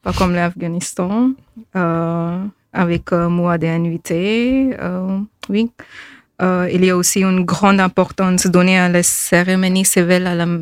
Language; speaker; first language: French; non-native, fluent; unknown